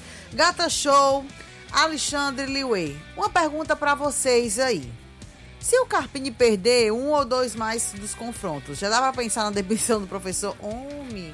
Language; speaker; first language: Portuguese; native; Portuguese